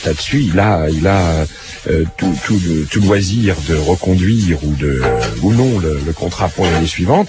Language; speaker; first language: French; native; French